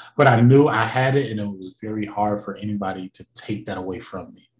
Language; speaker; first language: English; native; English